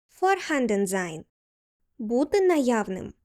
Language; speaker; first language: German; non-native, fluent; Ukrainian